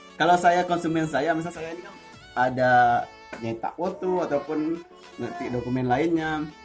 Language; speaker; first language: Indonesian; non-native, local second language; Achinese